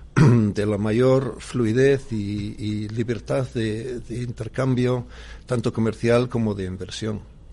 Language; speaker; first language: Spanish; non-native, fluent; English